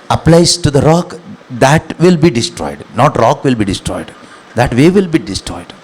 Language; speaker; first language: English; non-native, local second language; Kannada